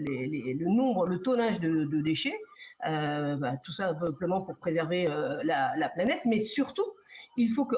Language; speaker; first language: French; native; French